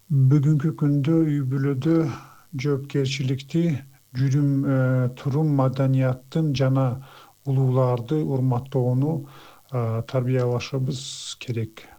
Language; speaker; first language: Kyrgyz; non-native, local second language; Azerbaijani